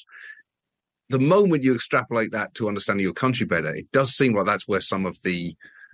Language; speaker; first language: English; native; English